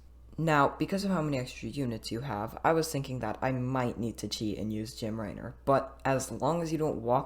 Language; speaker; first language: English; native; English